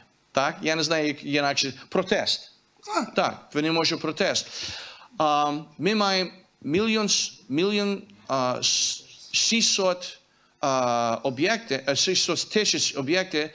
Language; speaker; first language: Ukrainian; early bilingual, heritage; Ukrainian